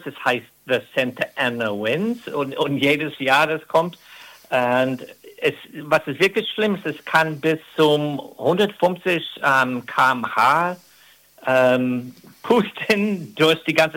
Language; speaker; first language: German; non-native, fluent; English